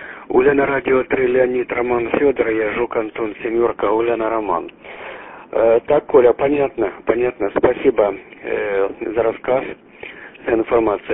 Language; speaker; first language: Russian; native; Russian